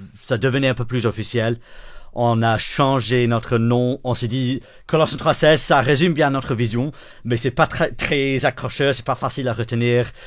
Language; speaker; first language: French; non-native, fluent; English